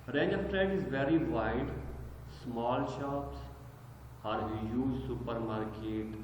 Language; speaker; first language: English; non-native, local second language; Urdu